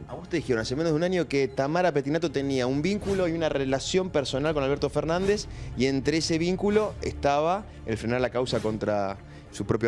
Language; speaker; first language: Spanish; native; Spanish